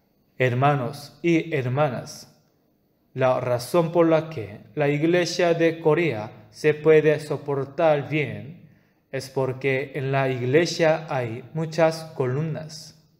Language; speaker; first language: Spanish; non-native, fluent; Korean